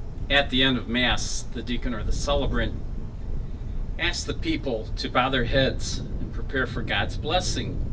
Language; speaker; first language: English; early bilingual, other home language; Slovenian